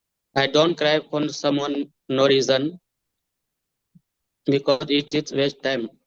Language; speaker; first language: English; non-native, learner; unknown